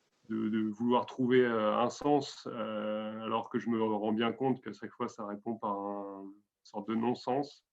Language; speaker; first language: French; native; French